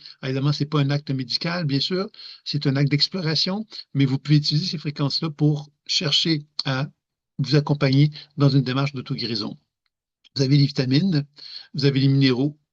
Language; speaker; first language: French; native; French